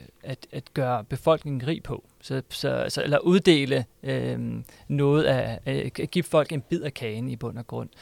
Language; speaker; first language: Danish; native; Danish